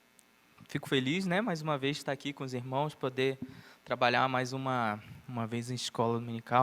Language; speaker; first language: Portuguese; native; Portuguese